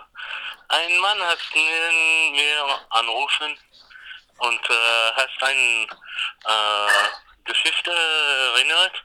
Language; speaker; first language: German; non-native, learner; English